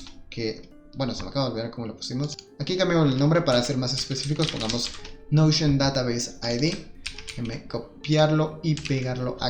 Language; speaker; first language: Spanish; native; Spanish